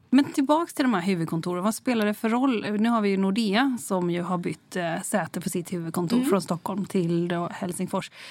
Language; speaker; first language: Swedish; native; Swedish